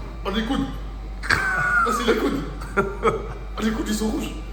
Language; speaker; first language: French; native; French